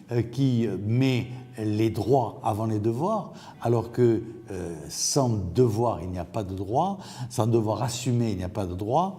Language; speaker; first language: French; native; French